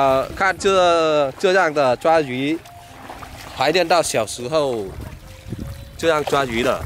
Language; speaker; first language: Chinese; non-native, learner; Vietnamese